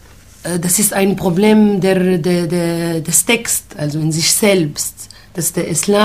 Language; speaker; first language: German; non-native, fluent; Arabic